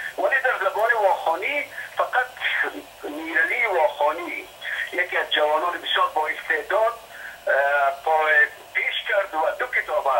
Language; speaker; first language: Persian; non-native, local second language; Shughni